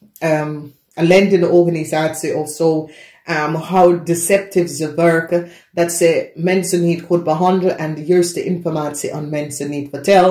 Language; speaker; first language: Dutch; non-native, learner; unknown